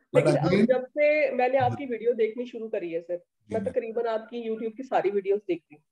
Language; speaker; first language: Hindi; native; Hindi